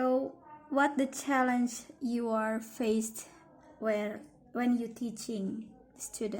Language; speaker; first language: English; non-native, learner; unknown